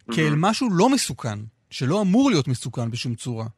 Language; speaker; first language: Hebrew; native; Hebrew